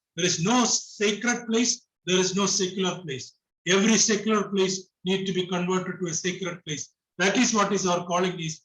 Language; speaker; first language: English; non-native, local second language; Malayalam